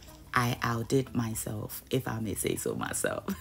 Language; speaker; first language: English; non-native, local second language; Ga